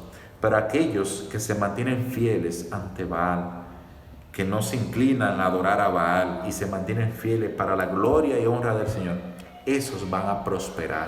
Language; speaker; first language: Spanish; native; Spanish